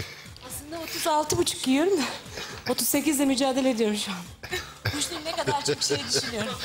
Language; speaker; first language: Turkish; native; Turkish